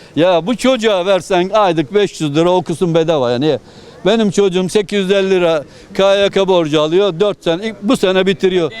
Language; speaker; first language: Turkish; native; Turkish